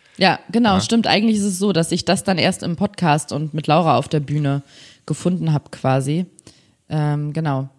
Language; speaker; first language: German; native; German